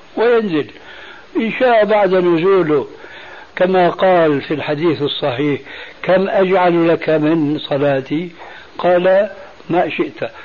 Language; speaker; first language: Arabic; early bilingual, other home language; Albanian